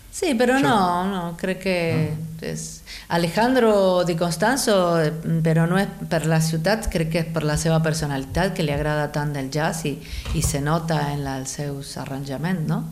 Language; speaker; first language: Catalan; non-native, fluent; Spanish